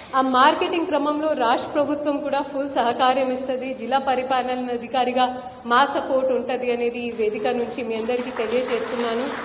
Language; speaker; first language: Telugu; non-native, fluent; Hindi